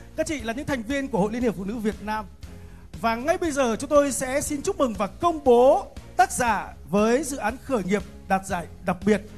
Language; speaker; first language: Vietnamese; native; Vietnamese